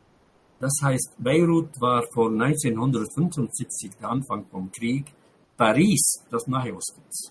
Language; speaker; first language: German; non-native, fluent; Arabic